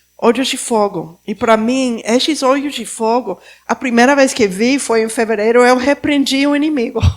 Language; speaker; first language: Portuguese; non-native, fluent; Spanish